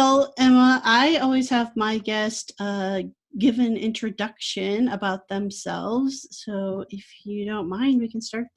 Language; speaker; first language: English; native; English